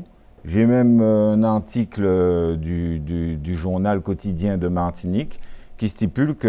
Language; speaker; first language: French; native; French